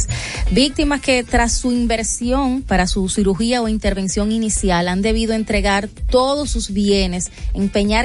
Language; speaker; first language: Spanish; native; Spanish